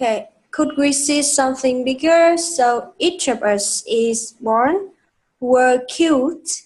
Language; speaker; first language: English; non-native, fluent; Vietnamese